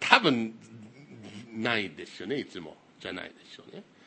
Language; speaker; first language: Japanese; non-native, fluent; English